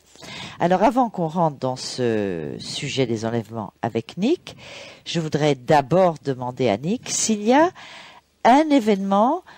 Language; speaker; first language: French; native; French